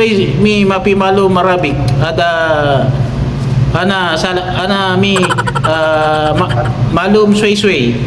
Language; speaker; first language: Arabic; non-native, learner; Filipino